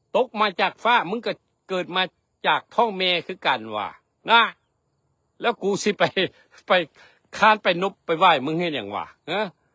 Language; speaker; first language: Lao; non-native, local second language; Hmong